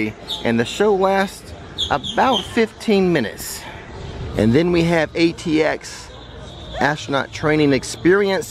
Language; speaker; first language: English; native; English